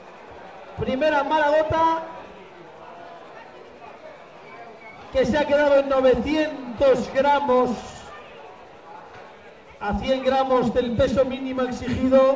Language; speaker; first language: Spanish; native; Spanish